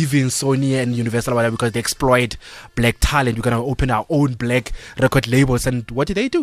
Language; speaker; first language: English; non-native, local second language; Tswana